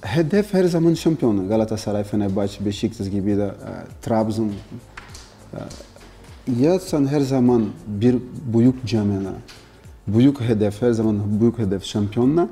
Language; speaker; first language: Turkish; non-native, learner; Portuguese